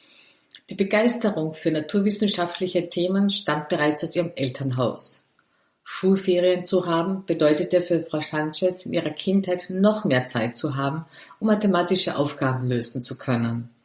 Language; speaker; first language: German; native; German